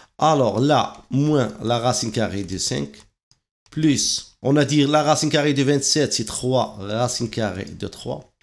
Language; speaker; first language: French; non-native, local second language; Arabic